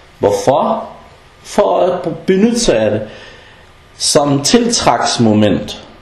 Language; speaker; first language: Danish; non-native, fluent; Arabic